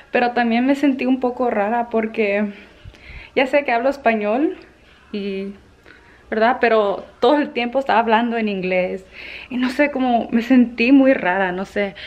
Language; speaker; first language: Spanish; early bilingual, heritage; Spanish